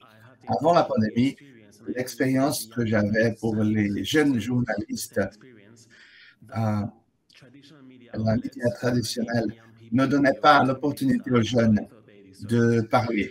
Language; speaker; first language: French; non-native, fluent; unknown